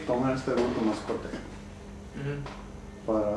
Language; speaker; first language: Spanish; non-native, learner; English